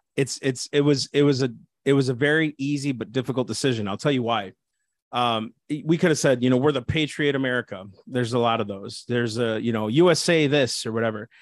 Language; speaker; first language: English; early bilingual, other home language; Spanish